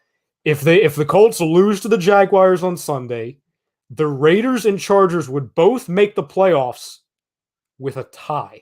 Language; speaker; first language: English; native; English